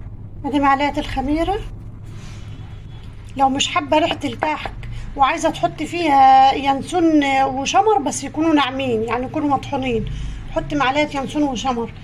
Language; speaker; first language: Arabic; native; Arabic